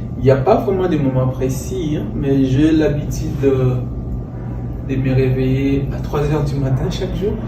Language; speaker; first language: French; non-native, local second language; Lingala